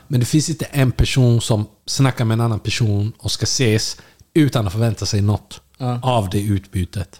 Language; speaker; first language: Swedish; early bilingual, other home language; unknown